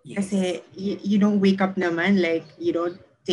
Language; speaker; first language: English; non-native, local second language; Cebuano